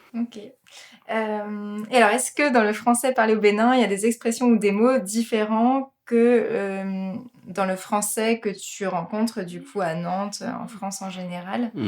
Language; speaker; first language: French; native; French